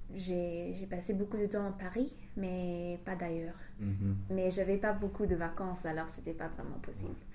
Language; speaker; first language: French; non-native, fluent; English